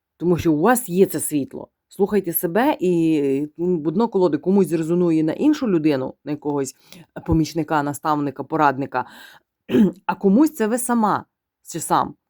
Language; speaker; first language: Ukrainian; non-native, local second language; Russian